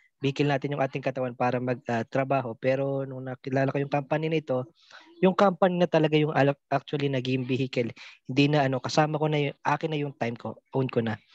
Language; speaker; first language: Filipino; non-native, local second language; Cebuano